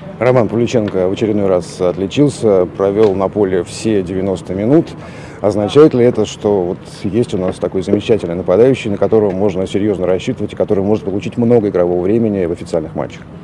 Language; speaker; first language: Russian; native; Russian